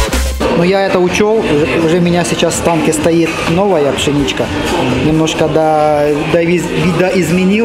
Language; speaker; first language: Russian; native; Russian